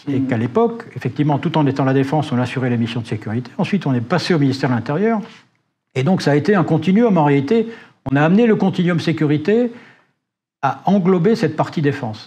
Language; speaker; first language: French; native; French